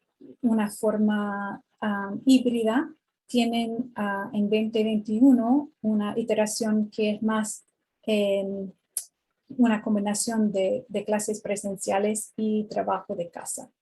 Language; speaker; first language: Spanish; non-native, fluent; English